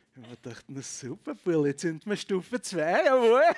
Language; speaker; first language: German; native; German